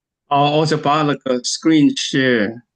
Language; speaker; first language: Chinese; native; Chinese